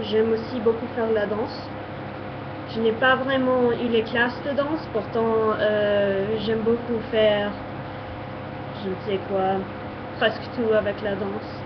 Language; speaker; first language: French; non-native, fluent; English